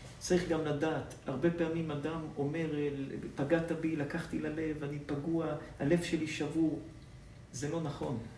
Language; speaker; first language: Hebrew; native; Hebrew